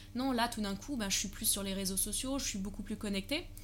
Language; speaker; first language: French; early bilingual, heritage; German